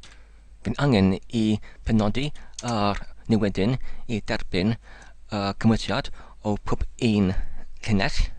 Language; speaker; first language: Welsh; non-native, learner; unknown